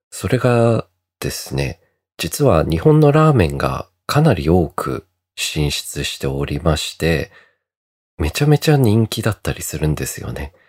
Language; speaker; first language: Japanese; early bilingual, heritage; Japanese